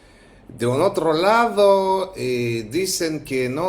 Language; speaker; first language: Spanish; non-native, fluent; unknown